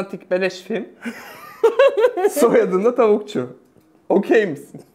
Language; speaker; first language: Turkish; native; Turkish